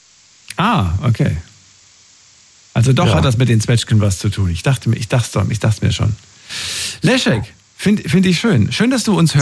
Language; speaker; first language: German; native; German